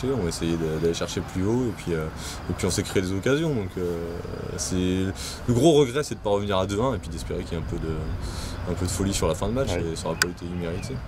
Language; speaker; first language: French; native; French